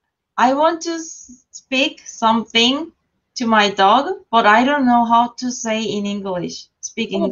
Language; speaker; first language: English; non-native, learner; Korean